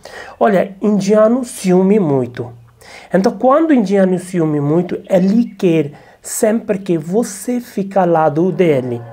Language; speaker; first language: Portuguese; non-native, learner; Hindi